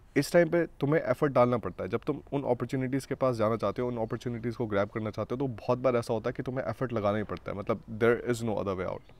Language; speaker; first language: Hindi; native; Hindi